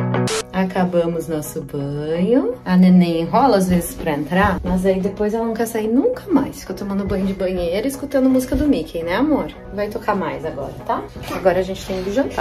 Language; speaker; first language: Portuguese; native; Portuguese